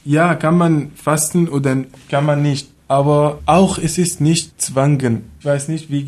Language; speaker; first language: German; non-native, learner; Arabic